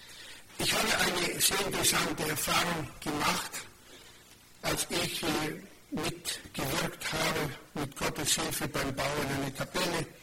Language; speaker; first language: German; non-native, fluent; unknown